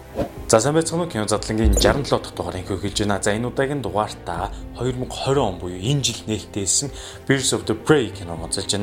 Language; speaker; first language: Mongolian; native; Mongolian